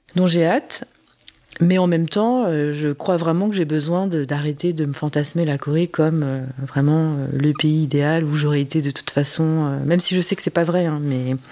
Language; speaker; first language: French; native; French